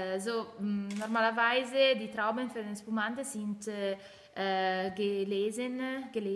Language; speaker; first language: German; non-native, learner; Italian